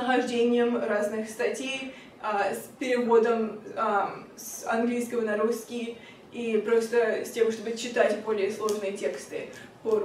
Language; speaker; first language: Russian; non-native, fluent; English